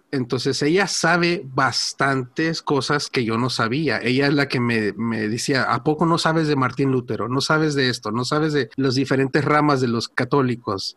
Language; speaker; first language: Spanish; early bilingual, heritage; Spanish